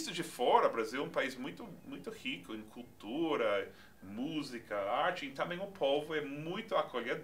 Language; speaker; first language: Portuguese; non-native, fluent; English